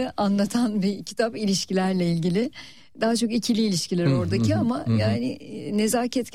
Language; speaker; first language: Turkish; native; Turkish